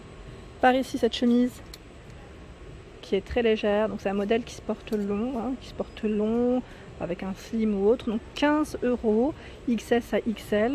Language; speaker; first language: French; native; French